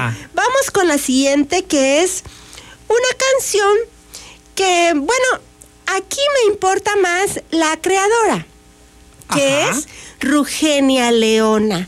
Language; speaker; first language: Spanish; native; Spanish